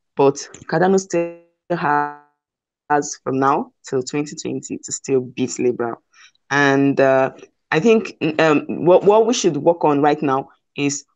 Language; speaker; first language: English; non-native, local second language; Igbo